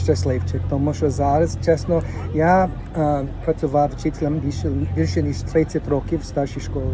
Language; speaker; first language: Ukrainian; non-native, learner; English